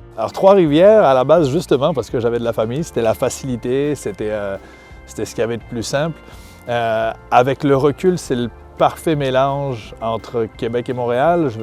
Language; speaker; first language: French; native; French